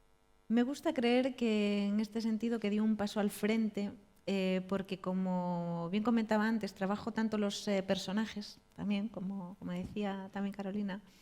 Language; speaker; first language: Spanish; native; Spanish